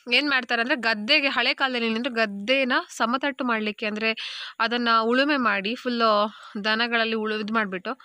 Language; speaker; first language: Kannada; non-native, local second language; Tulu